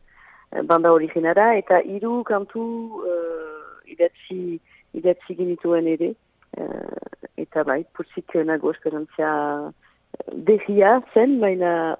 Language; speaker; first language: Basque; non-native, local second language; French